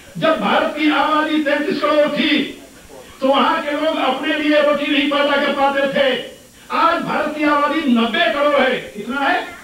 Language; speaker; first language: Hindi; native; Hindi